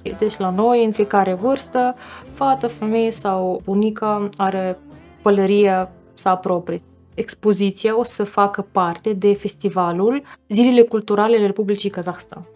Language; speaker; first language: Romanian; non-native, fluent; Russian